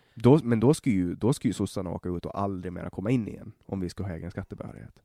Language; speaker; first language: Swedish; native; Swedish